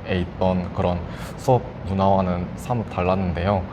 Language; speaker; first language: Korean; native; Korean